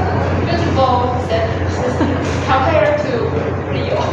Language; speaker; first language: English; non-native, learner; Chinese